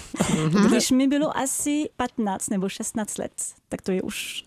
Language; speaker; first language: Czech; non-native, fluent; French